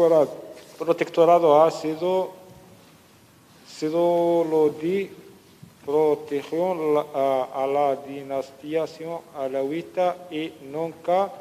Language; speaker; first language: Spanish; non-native, learner; Riffian